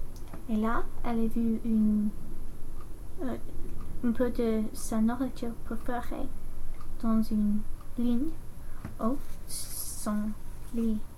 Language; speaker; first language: French; non-native, learner; English